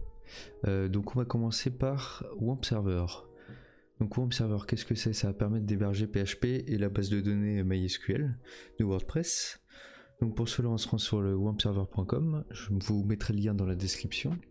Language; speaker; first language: French; native; French